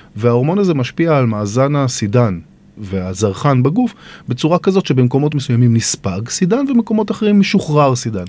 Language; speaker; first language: Hebrew; native; Hebrew